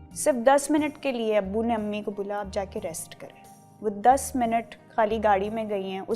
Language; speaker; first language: Urdu; native; Urdu